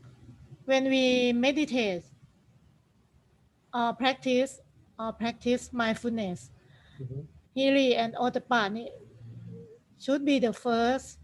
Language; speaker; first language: English; non-native, learner; Thai